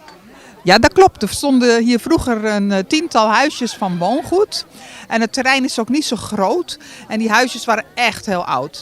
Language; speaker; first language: Dutch; native; Dutch